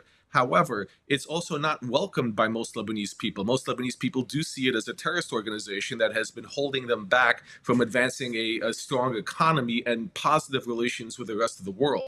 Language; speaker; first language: English; native; English